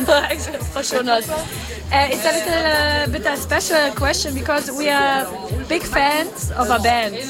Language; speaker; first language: English; non-native, learner; German